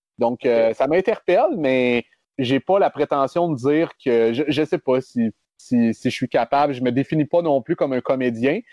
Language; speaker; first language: French; native; French